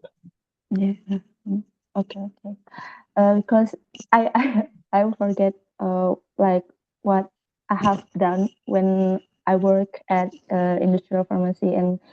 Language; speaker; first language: English; non-native, learner; Indonesian